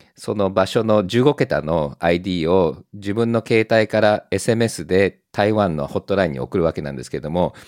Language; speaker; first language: Japanese; native; Japanese